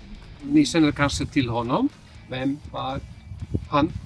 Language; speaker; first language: Swedish; non-native, fluent; Icelandic